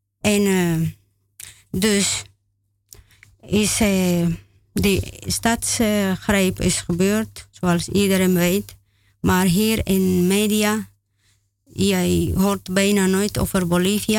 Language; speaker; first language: Dutch; non-native, learner; Spanish